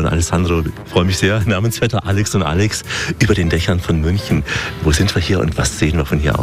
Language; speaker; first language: German; native; German